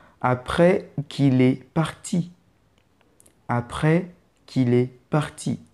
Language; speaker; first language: French; non-native, fluent; English